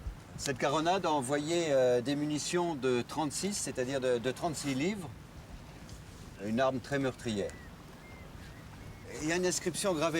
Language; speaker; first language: French; native; French